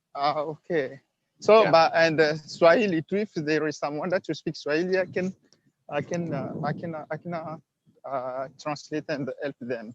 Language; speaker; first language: English; non-native, learner; Swahili